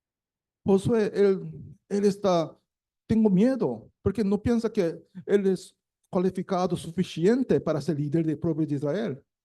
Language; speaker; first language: Spanish; non-native, learner; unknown